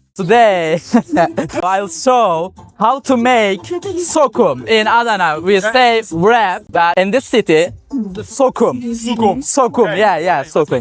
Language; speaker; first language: English; non-native, learner; Turkish